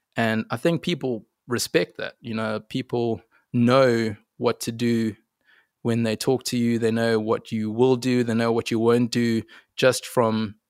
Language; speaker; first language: English; native; English